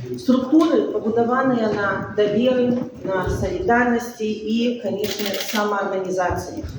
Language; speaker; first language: Belarusian; non-native, local second language; Russian